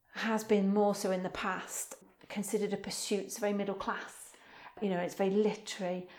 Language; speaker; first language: English; native; English